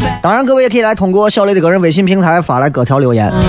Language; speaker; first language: Chinese; native; Chinese